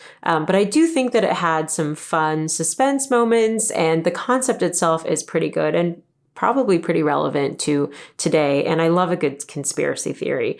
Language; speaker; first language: English; native; English